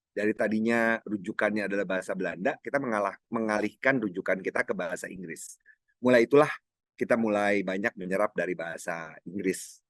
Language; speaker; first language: Indonesian; non-native, local second language; Minangkabau